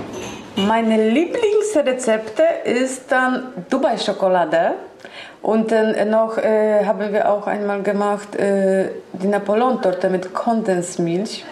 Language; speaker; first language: German; non-native, learner; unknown